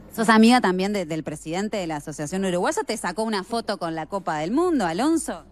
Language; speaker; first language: Spanish; native; Spanish